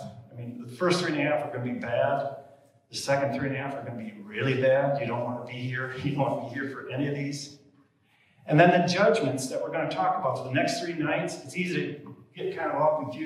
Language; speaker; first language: English; native; English